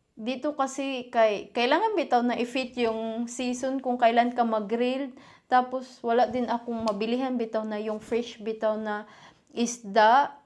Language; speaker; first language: Filipino; non-native, local second language; Cebuano